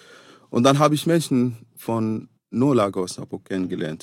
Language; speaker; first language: German; non-native, fluent; Arabic